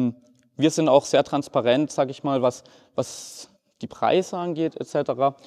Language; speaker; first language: German; native; German